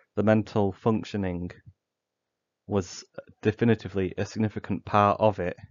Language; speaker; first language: English; native; English